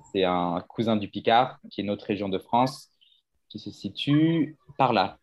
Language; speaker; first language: French; native; French